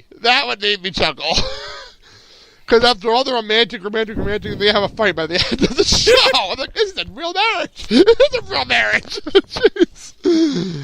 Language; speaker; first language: English; native; English